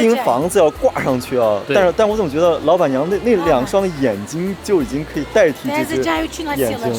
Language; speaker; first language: Chinese; native; Chinese